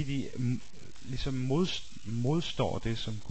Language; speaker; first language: Danish; native; Danish